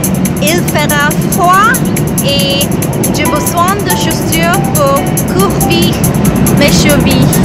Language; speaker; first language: French; non-native, learner; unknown